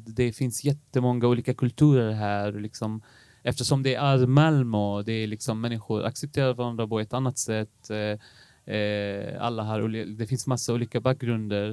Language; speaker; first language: Swedish; non-native, fluent; Arabic